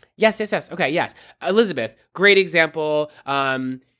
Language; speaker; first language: English; native; English